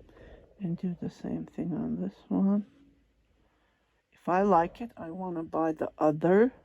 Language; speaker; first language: English; non-native, fluent; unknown